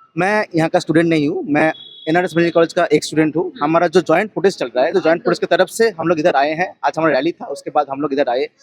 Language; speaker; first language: Hindi; non-native, local second language; Bangla